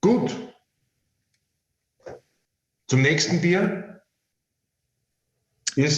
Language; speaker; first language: German; native; German